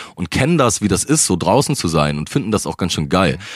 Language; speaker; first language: German; native; German